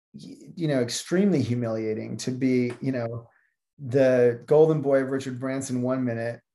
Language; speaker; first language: English; native; English